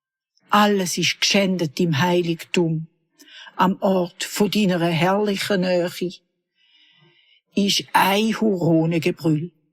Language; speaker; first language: German; native; German